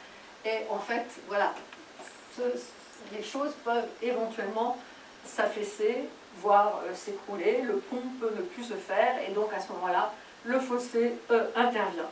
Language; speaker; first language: French; native; French